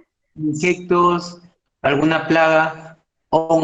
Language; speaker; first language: Spanish; native; Spanish